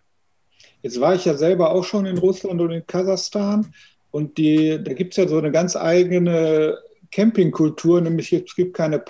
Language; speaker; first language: German; native; German